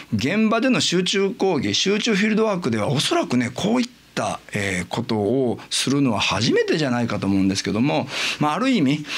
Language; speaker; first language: Japanese; native; Japanese